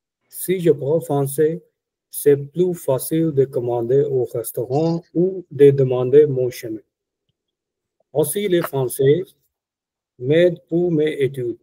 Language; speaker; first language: French; non-native, learner; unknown